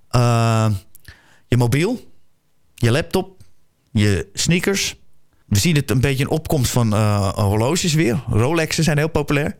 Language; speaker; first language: Dutch; native; Dutch